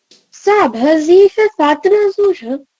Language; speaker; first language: Arabic; non-native, learner; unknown